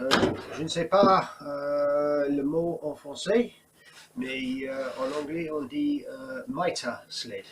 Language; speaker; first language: French; non-native, learner; English